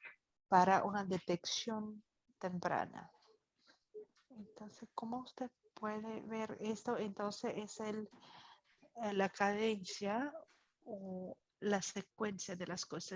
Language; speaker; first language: Spanish; non-native, fluent; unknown